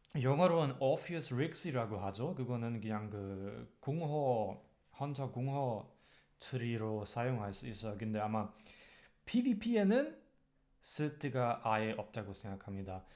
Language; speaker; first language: Korean; non-native, learner; German